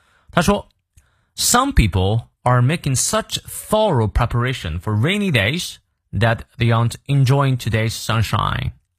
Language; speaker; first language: English; non-native, fluent; Chinese